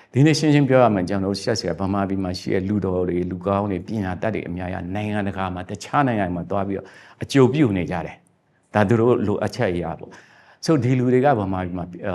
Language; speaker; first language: Burmese; non-native, local second language; Shan